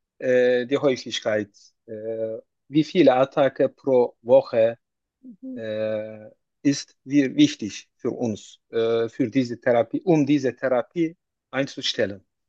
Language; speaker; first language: German; non-native, learner; Turkish